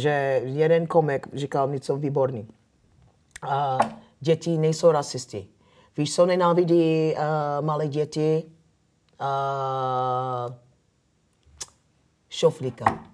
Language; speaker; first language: Czech; non-native, fluent; English